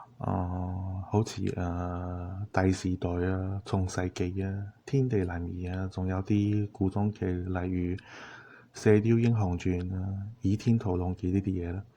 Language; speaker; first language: Cantonese; non-native, fluent; Chinese